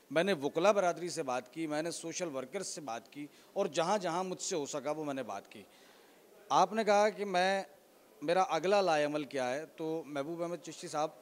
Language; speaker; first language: Urdu; native; Urdu